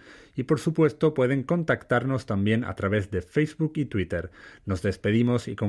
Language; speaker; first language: Spanish; native; Spanish